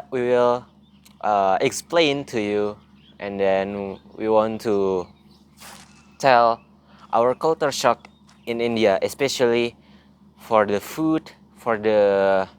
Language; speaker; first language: English; non-native, learner; Indonesian